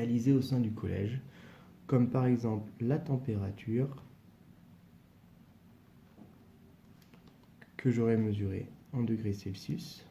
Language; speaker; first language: French; native; French